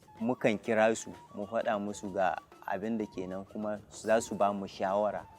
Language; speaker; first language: Hausa; native; Hausa